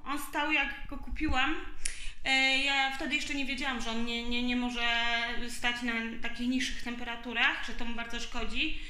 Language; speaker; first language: Polish; native; Polish